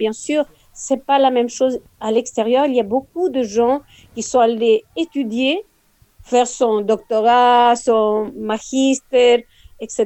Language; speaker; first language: French; non-native, fluent; Spanish